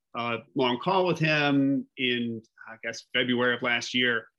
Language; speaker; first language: English; native; English